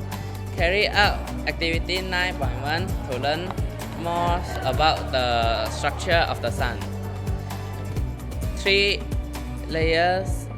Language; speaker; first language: English; non-native, local second language; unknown